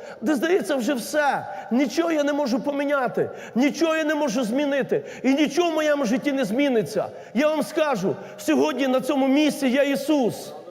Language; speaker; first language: Ukrainian; native; Ukrainian